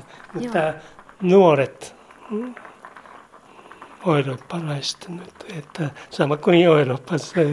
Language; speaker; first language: Finnish; non-native, learner; Japanese